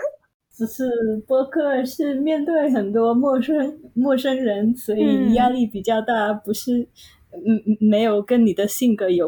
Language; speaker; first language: Chinese; non-native, fluent; Vietnamese